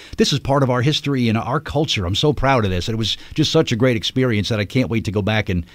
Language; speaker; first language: English; native; English